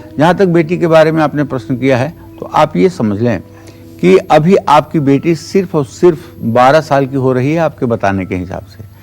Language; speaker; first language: Hindi; native; Hindi